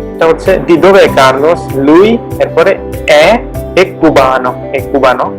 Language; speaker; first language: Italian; non-native, fluent; Bangla